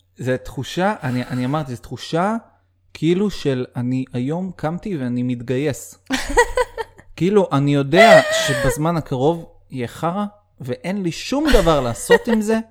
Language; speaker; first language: Hebrew; native; Hebrew